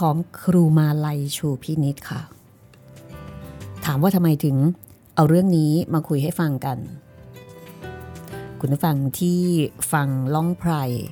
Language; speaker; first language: Thai; native; Thai